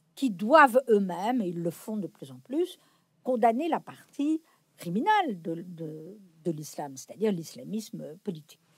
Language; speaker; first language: French; native; French